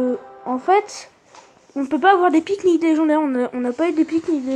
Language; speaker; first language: French; native; French